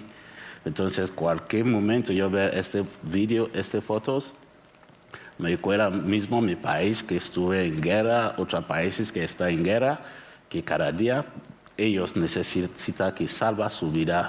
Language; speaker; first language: Spanish; non-native, learner; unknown